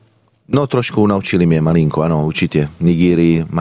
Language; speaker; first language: Czech; non-native, fluent; Italian